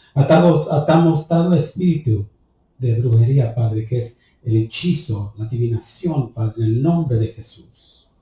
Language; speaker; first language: Spanish; early bilingual, heritage; Spanish